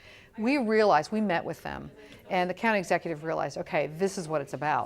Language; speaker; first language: English; native; English